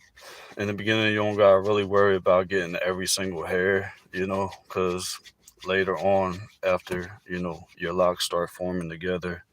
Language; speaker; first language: English; native; English